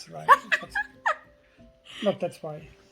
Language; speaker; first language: English; non-native, fluent; German